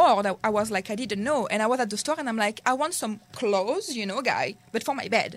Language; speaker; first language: English; non-native, learner; French